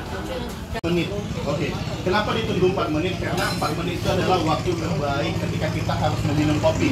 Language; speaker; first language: Indonesian; native; Indonesian